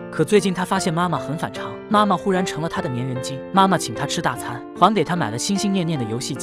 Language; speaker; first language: Chinese; native; Chinese